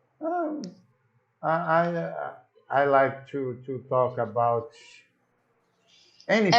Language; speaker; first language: English; non-native, learner; Portuguese